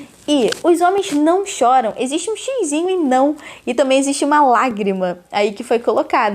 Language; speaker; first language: Portuguese; native; Portuguese